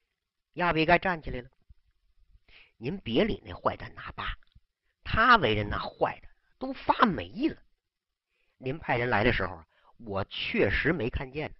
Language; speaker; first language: Chinese; native; Chinese